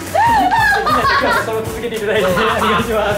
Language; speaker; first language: Japanese; native; Japanese